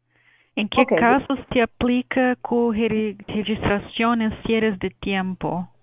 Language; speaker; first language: Spanish; non-native, fluent; Portuguese